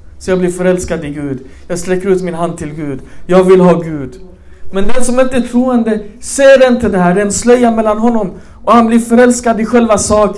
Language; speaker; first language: Swedish; early bilingual, other home language; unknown